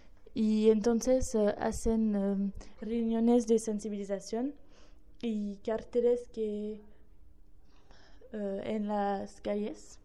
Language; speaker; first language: Spanish; non-native, learner; French